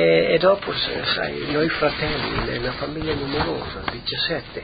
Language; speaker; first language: Italian; native; Italian